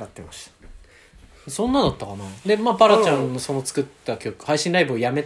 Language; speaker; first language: Japanese; native; Japanese